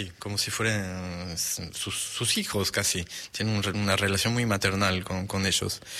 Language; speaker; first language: Spanish; non-native, fluent; French